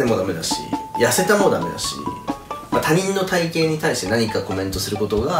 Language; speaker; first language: Japanese; native; Japanese